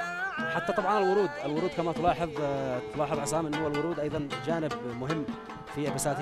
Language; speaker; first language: Arabic; native; Arabic